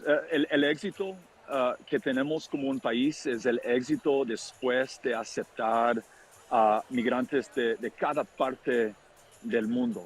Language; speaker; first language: Spanish; non-native, fluent; English